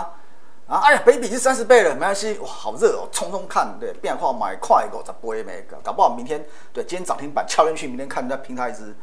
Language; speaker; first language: Chinese; native; Chinese